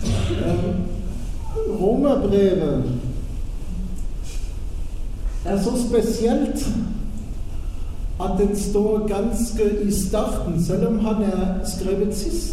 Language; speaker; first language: Norwegian; non-native, fluent; German